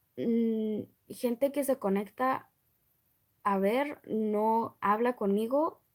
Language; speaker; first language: Spanish; early bilingual, other home language; English